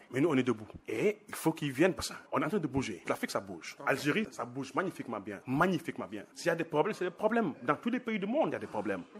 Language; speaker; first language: French; non-native, local second language; Wolof